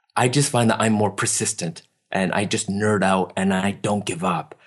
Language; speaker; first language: English; native; English